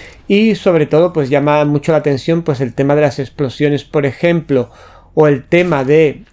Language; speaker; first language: Spanish; native; Spanish